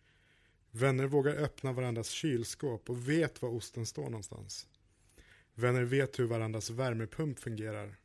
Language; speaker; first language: Swedish; native; Swedish